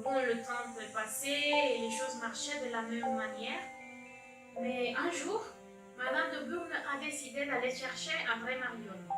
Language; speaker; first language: French; non-native, learner; Spanish